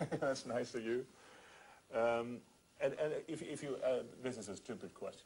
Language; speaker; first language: English; non-native, fluent; Swedish